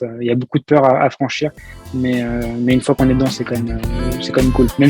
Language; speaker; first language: French; native; French